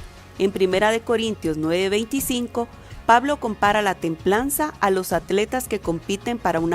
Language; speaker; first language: Spanish; native; Spanish